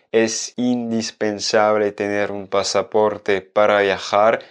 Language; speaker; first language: Spanish; non-native, fluent; French